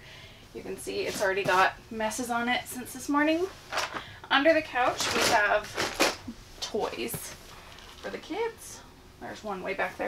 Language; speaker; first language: English; native; English